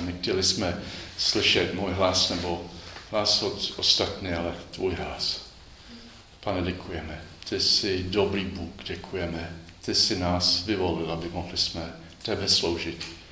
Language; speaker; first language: Czech; non-native, learner; English